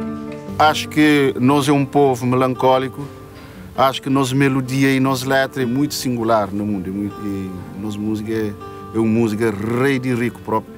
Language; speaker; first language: Portuguese; non-native, local second language; Kabuverdianu